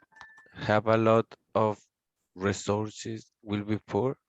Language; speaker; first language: English; non-native, learner; Spanish